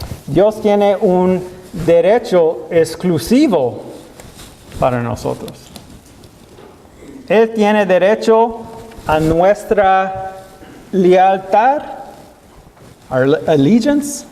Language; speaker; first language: Spanish; non-native, learner; English